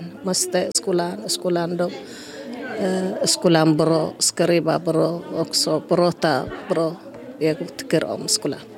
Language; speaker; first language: Swedish; non-native, learner; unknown